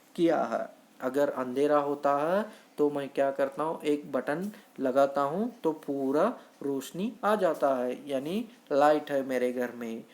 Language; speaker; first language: Hindi; non-native, local second language; Kannada